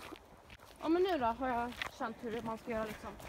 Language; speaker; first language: Swedish; native; Swedish